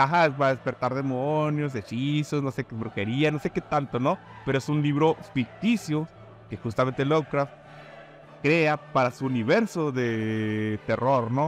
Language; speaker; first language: Spanish; native; Spanish